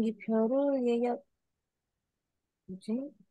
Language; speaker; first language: Korean; non-native, learner; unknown